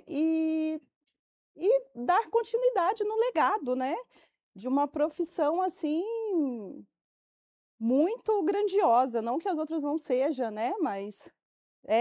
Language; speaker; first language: Portuguese; native; Portuguese